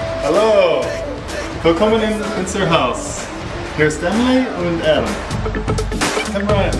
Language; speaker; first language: German; non-native, learner; English